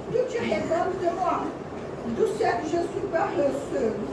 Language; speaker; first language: French; non-native, learner; Portuguese